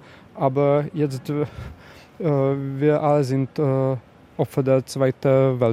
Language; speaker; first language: German; non-native, learner; Czech